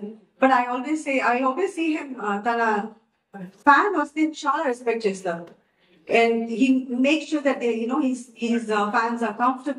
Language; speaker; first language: Telugu; non-native, learner; Tamil